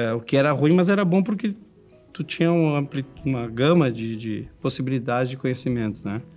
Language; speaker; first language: Portuguese; early bilingual, other home language; Spanish